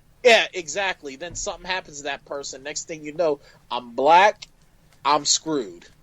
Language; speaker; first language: English; native; English